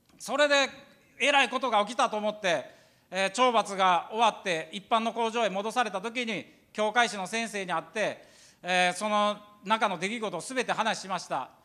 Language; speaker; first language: Japanese; native; Japanese